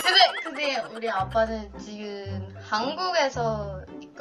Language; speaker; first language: Korean; early bilingual, heritage; Thai